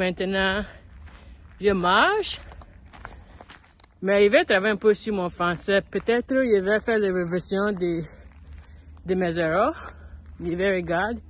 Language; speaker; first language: French; non-native, learner; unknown